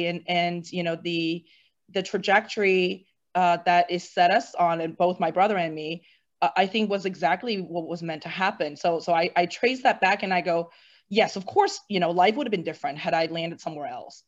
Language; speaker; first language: English; native; English